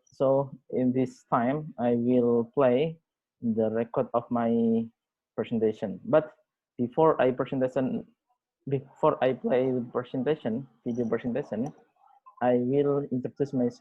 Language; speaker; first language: English; non-native, learner; Indonesian